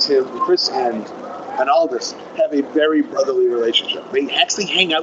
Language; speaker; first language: English; native; English